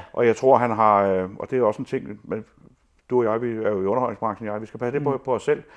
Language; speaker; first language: Danish; native; Danish